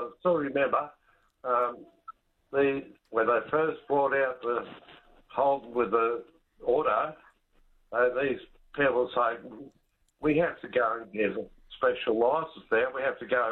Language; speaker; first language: English; native; English